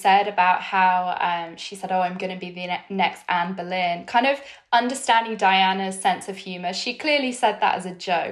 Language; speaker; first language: English; native; English